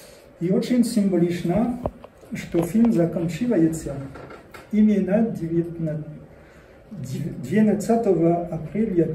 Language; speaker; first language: Russian; non-native, learner; French